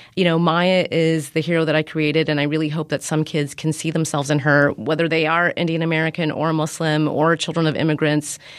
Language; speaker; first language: English; native; English